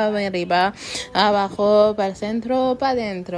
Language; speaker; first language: Spanish; non-native, learner; English